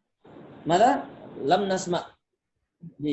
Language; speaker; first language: Arabic; non-native, fluent; Indonesian